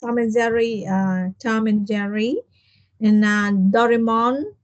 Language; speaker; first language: English; non-native, learner; Vietnamese